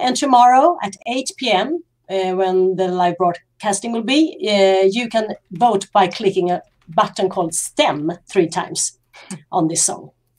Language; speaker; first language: English; non-native, fluent; Swedish